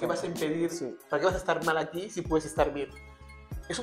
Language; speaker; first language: Spanish; native; Spanish